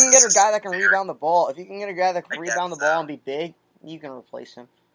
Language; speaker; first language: English; native; English